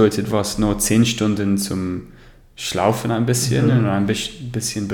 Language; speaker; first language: German; non-native, learner; English